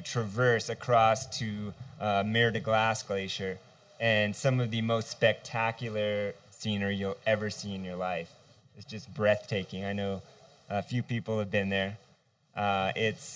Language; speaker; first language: English; native; English